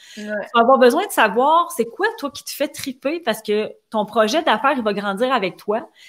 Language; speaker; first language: French; native; French